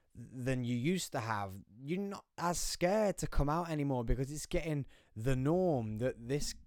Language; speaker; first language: English; native; English